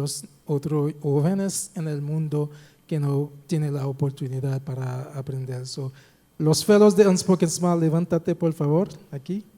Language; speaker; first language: Spanish; non-native, fluent; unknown